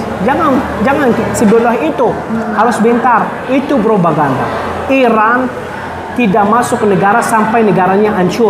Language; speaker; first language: Indonesian; non-native, fluent; Arabic